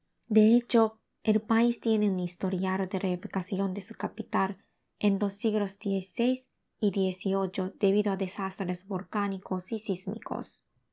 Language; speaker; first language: Spanish; non-native, fluent; Japanese